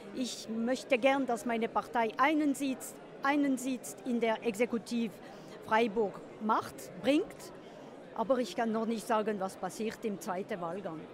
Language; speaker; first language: German; non-native, local second language; French